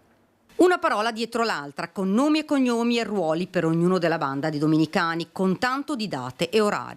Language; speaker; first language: Italian; native; Italian